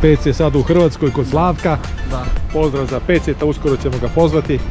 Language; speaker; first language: Croatian; native; Croatian